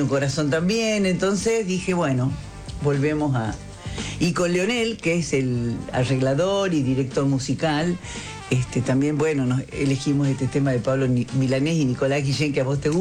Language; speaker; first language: Spanish; native; Spanish